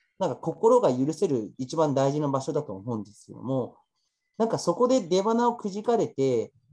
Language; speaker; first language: Japanese; early bilingual, other home language; Chinese